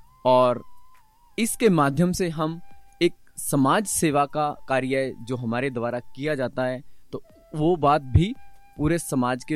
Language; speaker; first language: Hindi; native; Hindi